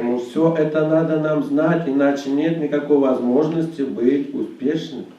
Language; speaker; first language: Russian; native; Russian